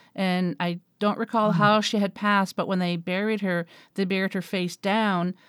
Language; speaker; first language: English; native; English